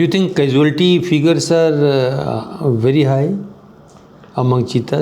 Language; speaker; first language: English; non-native, local second language; Hindi